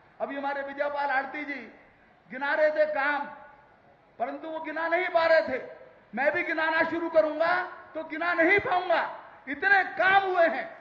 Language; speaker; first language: Hindi; native; Hindi